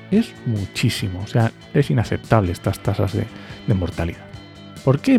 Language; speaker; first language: Spanish; native; Spanish